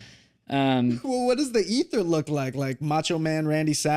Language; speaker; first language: English; native; English